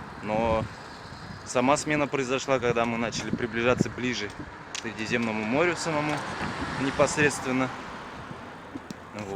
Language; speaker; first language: Russian; native; Russian